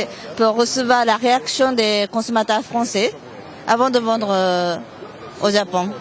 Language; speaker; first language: French; non-native, fluent; Japanese